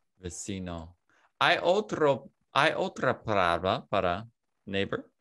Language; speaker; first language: Spanish; non-native, learner; English